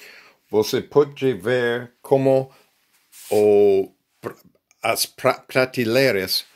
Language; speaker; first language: Portuguese; non-native, learner; Spanish